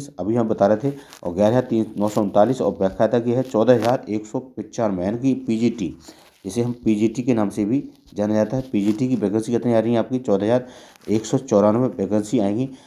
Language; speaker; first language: Hindi; native; Hindi